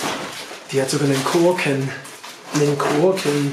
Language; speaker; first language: German; native; German